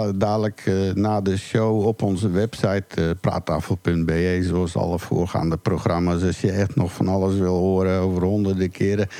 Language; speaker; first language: Dutch; early bilingual, other home language; Hungarian